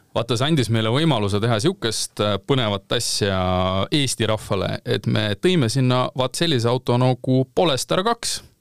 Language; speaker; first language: Estonian; native; Estonian